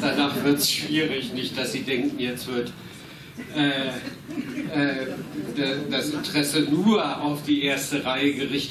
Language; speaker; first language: German; native; German